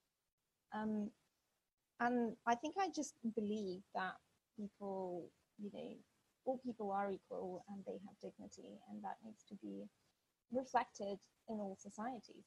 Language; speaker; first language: English; non-native, fluent; Russian